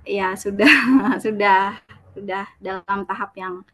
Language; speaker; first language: Indonesian; native; Indonesian